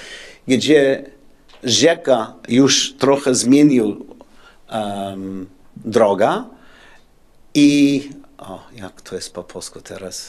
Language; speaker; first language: Polish; non-native, learner; English